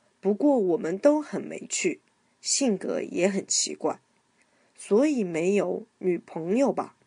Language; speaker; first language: Chinese; non-native, fluent; Korean